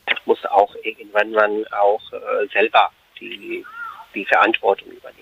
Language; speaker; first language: German; non-native, fluent; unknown